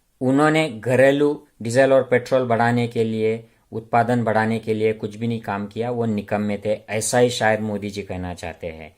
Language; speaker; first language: Hindi; non-native, local second language; Marathi